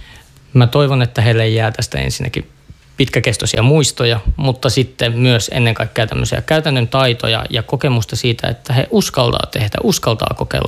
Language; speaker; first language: Finnish; native; Finnish